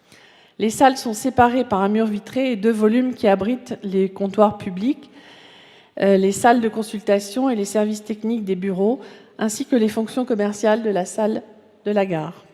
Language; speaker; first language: French; native; French